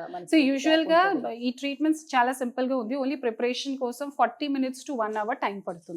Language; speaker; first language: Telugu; non-native, fluent; Hindi